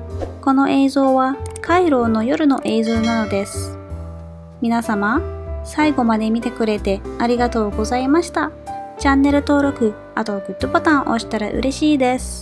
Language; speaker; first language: Japanese; non-native, fluent; Arabic